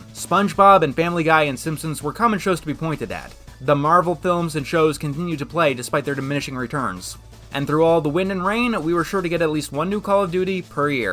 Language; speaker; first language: English; native; English